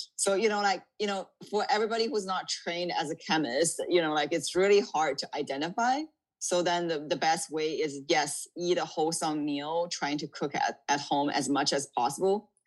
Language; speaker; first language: English; non-native, fluent; Chinese